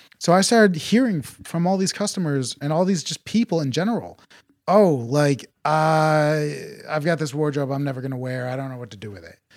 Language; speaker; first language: English; native; English